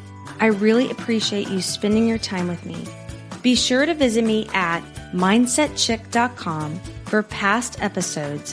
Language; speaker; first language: English; native; English